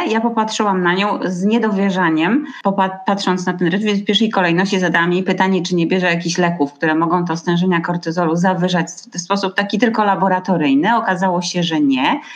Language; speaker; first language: Polish; native; Polish